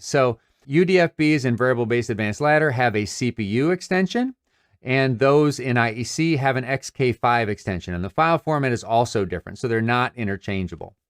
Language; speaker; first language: English; native; English